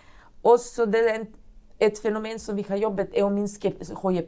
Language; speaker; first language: Norwegian; non-native, fluent; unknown